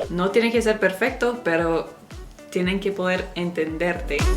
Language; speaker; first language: Spanish; non-native, fluent; English